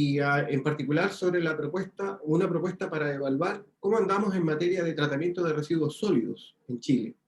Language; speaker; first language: Spanish; native; Spanish